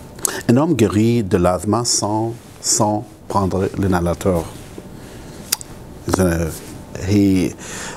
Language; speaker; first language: French; non-native, local second language; Arabic